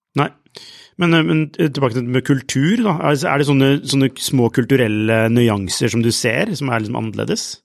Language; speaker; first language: Norwegian; native; Norwegian